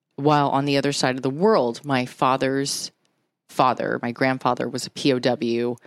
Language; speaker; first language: English; early bilingual, other home language; Japanese